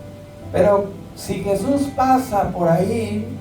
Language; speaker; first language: Spanish; native; Spanish